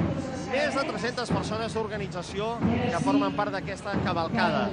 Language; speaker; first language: Catalan; native; Catalan